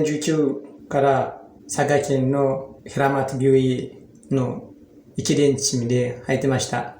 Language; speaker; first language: Japanese; non-native, learner; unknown